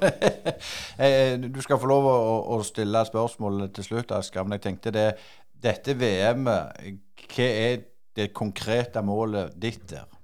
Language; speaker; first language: Norwegian; native; Norwegian